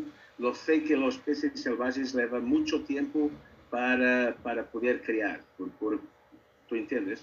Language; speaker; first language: Spanish; non-native, learner; Portuguese